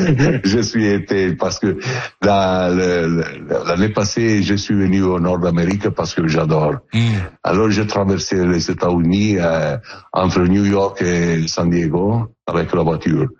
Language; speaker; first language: French; non-native, learner; Italian